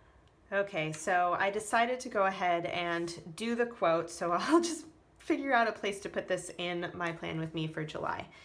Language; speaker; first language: English; native; English